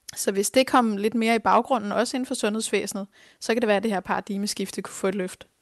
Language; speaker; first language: Danish; native; Danish